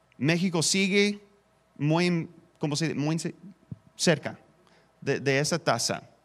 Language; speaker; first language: Spanish; non-native, fluent; English